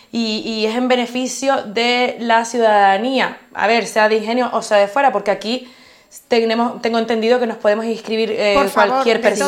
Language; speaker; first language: Spanish; native; Spanish